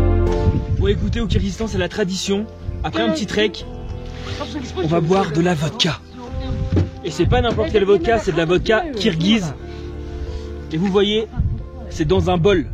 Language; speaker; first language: French; native; French